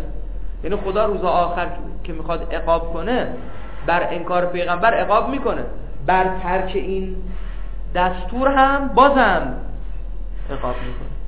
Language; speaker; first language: Persian; native; Persian